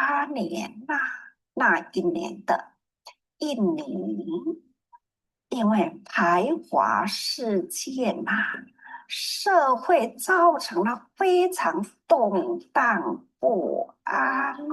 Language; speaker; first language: Chinese; native; Chinese